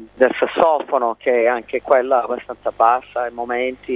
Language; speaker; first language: Italian; non-native, fluent; English